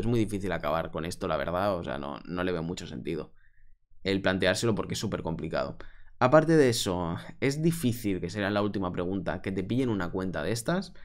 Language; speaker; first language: Spanish; native; Spanish